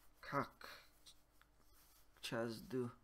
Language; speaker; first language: Russian; non-native, learner; English